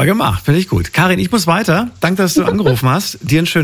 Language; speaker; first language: German; native; German